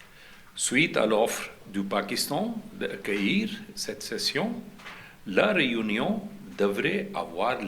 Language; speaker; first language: French; non-native, fluent; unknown